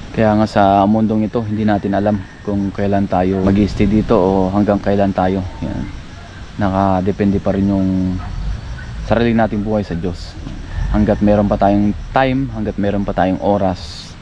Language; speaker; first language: Filipino; native; Filipino